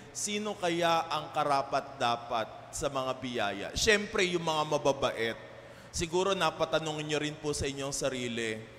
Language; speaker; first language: Filipino; native; Filipino